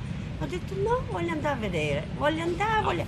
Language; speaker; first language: Italian; native; Italian